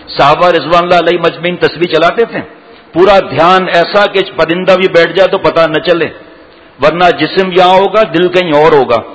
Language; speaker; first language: Urdu; native; Urdu